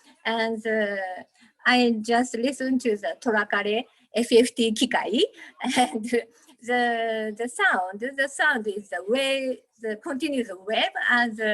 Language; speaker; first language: English; non-native, learner; Japanese